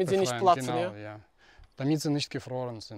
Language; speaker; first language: German; non-native, fluent; Russian